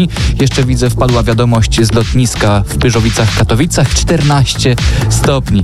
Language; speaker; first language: Polish; native; Polish